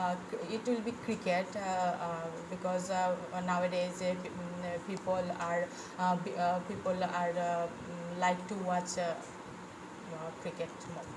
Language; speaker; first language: English; non-native, fluent; Bangla